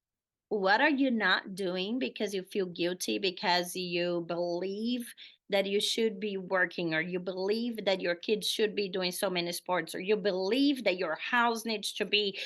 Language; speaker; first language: English; non-native, fluent; Portuguese